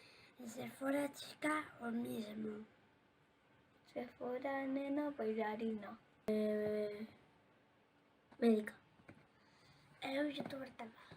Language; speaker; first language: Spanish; non-native, local second language; Galician